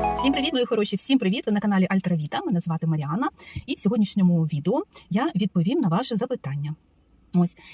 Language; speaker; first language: Ukrainian; non-native, local second language; Russian